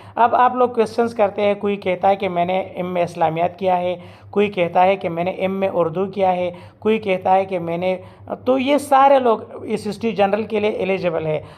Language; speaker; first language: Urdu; non-native, local second language; Pashto